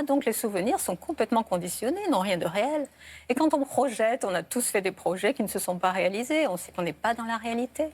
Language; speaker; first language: French; native; French